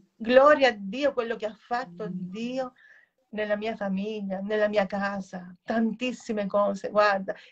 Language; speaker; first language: Italian; native; Italian